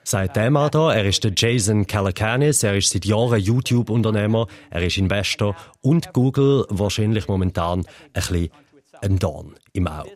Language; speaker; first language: German; native; German